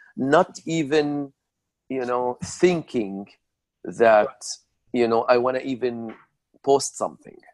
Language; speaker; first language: English; non-native, fluent; Arabic